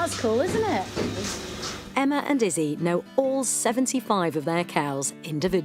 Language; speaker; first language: English; native; English